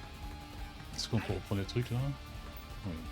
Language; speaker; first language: French; native; French